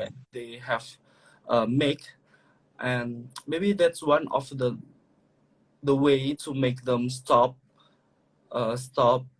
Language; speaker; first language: English; non-native, learner; Indonesian